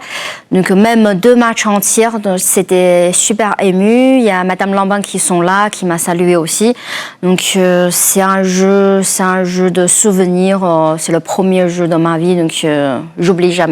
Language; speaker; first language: French; non-native, fluent; Chinese